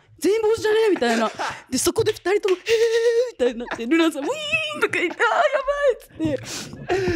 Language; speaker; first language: Japanese; early bilingual, other home language; English